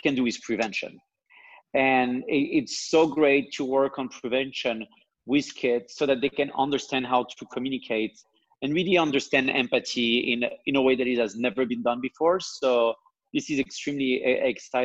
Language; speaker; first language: English; non-native, fluent; French